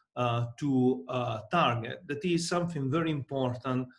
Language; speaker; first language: English; non-native, fluent; Italian